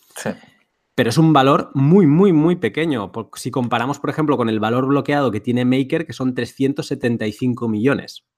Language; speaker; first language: Spanish; native; Spanish